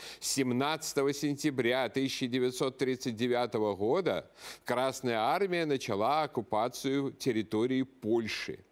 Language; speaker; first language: Russian; native; Russian